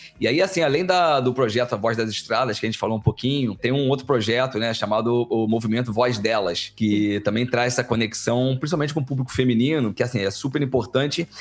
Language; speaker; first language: Portuguese; native; Portuguese